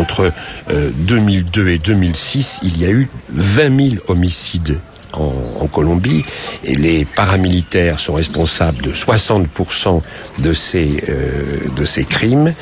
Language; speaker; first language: French; native; French